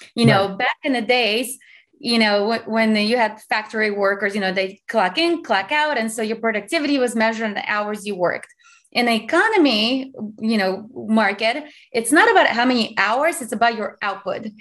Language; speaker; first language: English; non-native, fluent; Azerbaijani